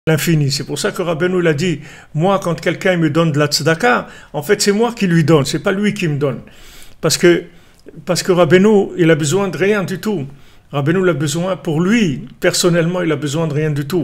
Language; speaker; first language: French; native; French